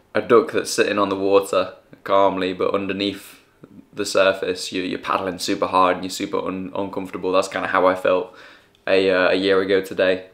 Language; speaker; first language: English; native; English